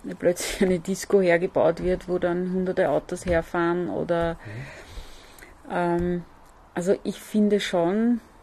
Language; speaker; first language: German; native; German